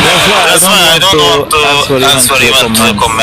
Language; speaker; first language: English; non-native, learner; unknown